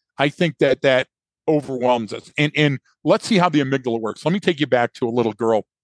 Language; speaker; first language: English; native; English